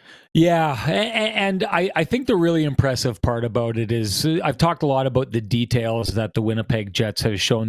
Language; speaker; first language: English; native; English